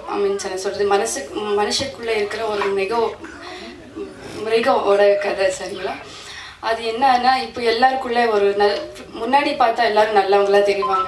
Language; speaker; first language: Tamil; non-native, fluent; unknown